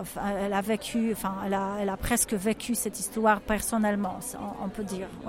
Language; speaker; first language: French; non-native, fluent; Polish